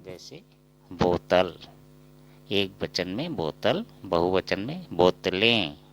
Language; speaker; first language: Hindi; non-native, local second language; Assamese